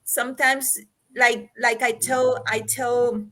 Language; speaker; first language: English; non-native, fluent; Spanish